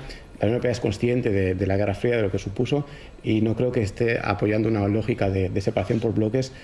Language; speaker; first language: Spanish; native; Spanish